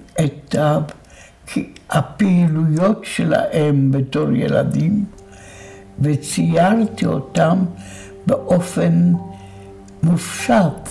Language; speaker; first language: Hebrew; non-native, fluent; Polish